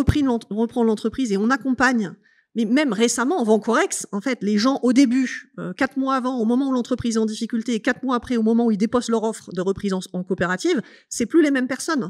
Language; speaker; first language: French; native; French